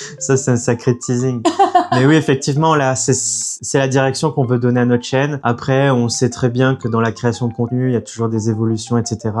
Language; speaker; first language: French; native; French